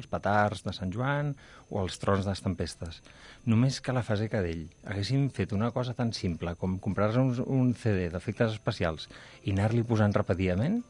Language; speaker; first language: Catalan; native; Catalan